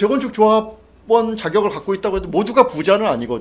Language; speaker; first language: Korean; native; Korean